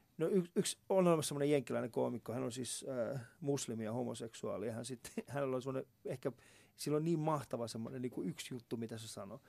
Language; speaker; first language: Finnish; non-native, fluent; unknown